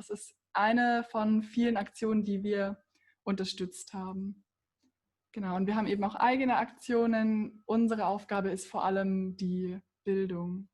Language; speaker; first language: German; native; German